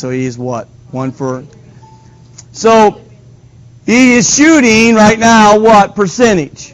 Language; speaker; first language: English; native; English